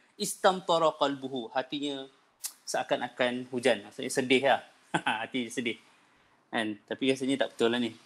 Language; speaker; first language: Malay; native; Malay